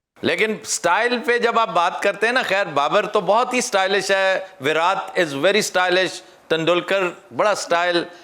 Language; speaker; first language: Urdu; non-native, local second language; Punjabi